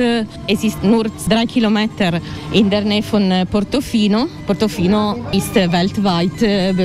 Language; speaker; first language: German; non-native, learner; Italian